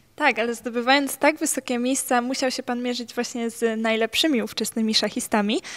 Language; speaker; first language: Polish; native; Polish